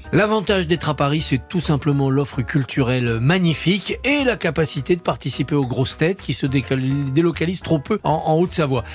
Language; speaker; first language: French; native; French